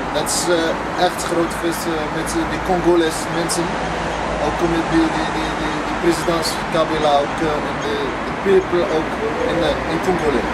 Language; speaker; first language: Dutch; non-native, learner; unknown